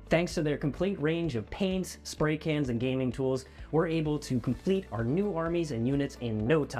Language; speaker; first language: English; native; English